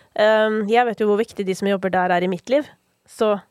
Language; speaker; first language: Norwegian; native; Norwegian